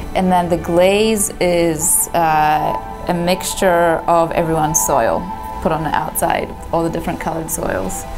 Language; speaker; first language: English; non-native, fluent; Polish